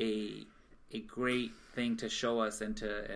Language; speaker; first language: English; native; English